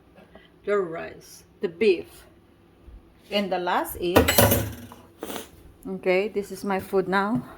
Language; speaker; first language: English; non-native, local second language; Chavacano